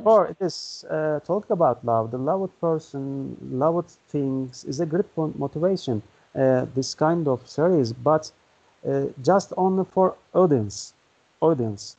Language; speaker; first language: English; non-native, learner; Turkish